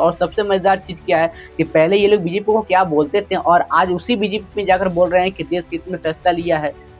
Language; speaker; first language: Hindi; native; Hindi